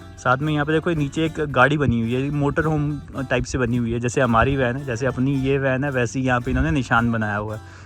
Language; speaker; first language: Hindi; native; Hindi